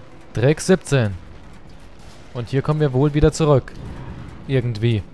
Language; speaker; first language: German; native; German